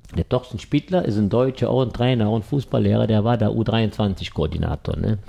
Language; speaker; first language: German; native; German